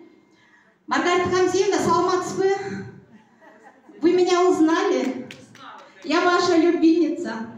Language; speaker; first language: Russian; non-native, local second language; Kyrgyz